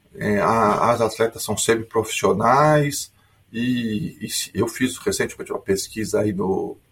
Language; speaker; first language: Portuguese; native; Portuguese